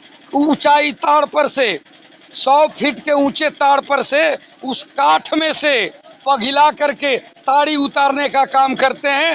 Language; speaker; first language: Hindi; native; Hindi